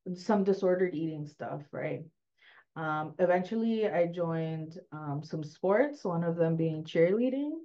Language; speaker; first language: English; early bilingual, other home language; Spanish